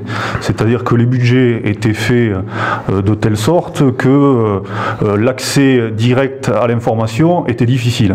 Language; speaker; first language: French; native; French